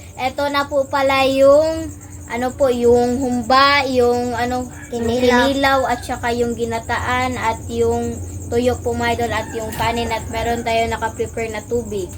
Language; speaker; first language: Filipino; non-native, local second language; Cebuano